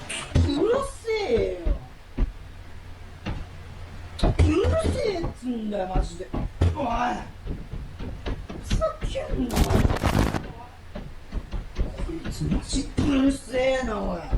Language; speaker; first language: Japanese; native; Japanese